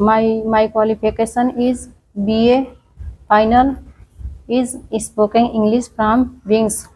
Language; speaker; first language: English; non-native, learner; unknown